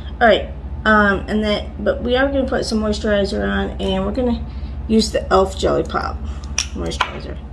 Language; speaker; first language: English; native; English